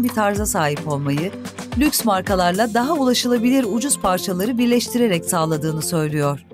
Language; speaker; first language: Turkish; native; Turkish